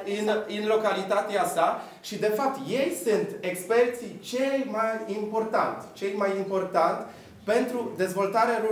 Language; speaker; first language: Romanian; non-native, fluent; Polish